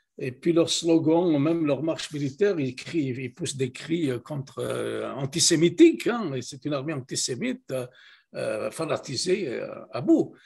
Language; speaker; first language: French; non-native, local second language; Kabyle